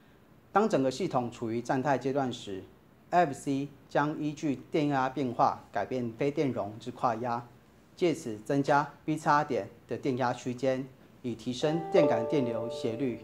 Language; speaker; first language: Chinese; native; Chinese